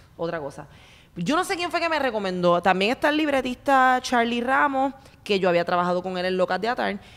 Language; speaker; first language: Spanish; native; Spanish